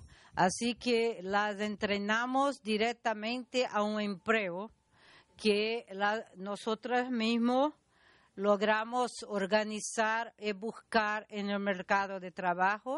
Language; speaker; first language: Spanish; non-native, learner; Portuguese